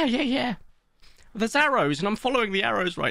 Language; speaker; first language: English; native; English